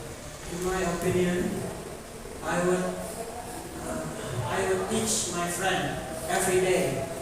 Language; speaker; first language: English; non-native, learner; Indonesian